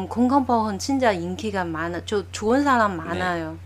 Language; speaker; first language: Korean; non-native, learner; Chinese